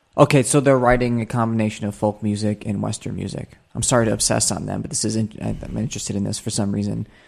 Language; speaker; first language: English; native; English